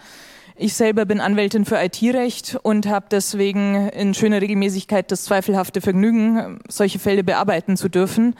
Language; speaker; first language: German; native; German